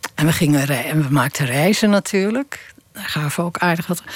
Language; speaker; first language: Dutch; native; Dutch